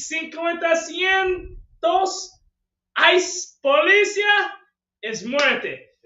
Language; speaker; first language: Spanish; non-native, learner; English